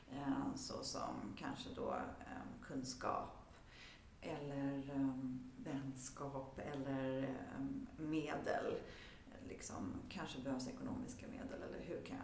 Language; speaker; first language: Swedish; early bilingual, heritage; Swedish